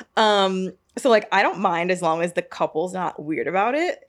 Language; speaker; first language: English; native; English